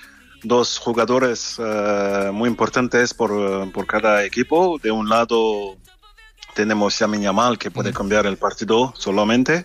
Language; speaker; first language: Spanish; non-native, fluent; French